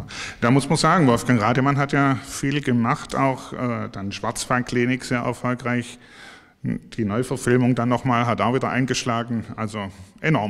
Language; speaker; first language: German; native; German